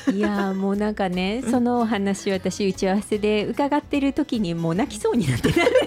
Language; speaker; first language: Japanese; native; Japanese